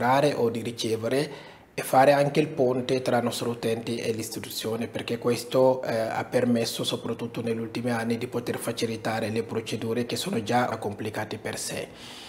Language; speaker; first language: Italian; non-native, fluent; Wolof